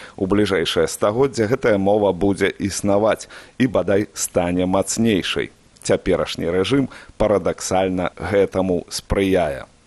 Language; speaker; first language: Belarusian; native; Belarusian